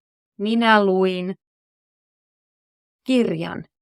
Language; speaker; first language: Finnish; non-native, fluent; English